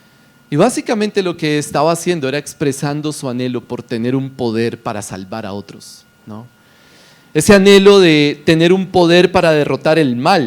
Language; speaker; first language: Spanish; native; Spanish